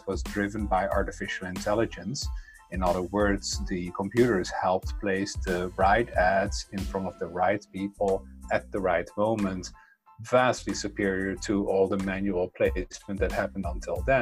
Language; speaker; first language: English; non-native, fluent; Dutch